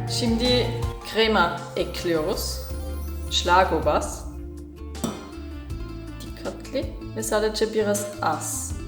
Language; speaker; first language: Turkish; non-native, learner; German